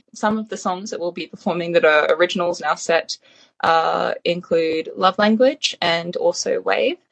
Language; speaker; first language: English; native; English